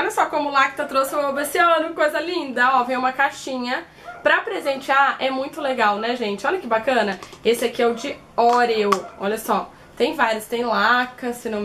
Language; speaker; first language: Portuguese; native; Portuguese